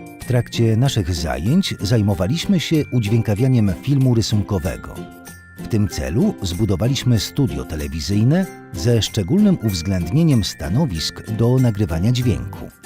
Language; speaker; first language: Polish; native; Polish